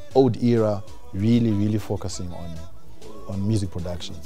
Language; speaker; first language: English; non-native, local second language; Shona